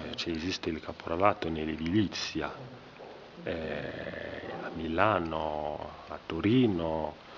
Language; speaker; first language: Italian; non-native, fluent; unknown